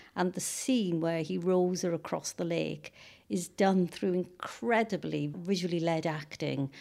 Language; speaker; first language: English; native; English